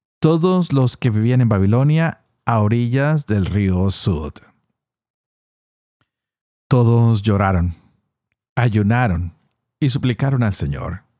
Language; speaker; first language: Spanish; native; Spanish